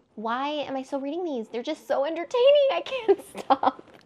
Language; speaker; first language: English; native; English